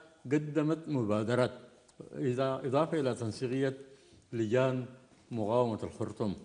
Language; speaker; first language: Arabic; native; Arabic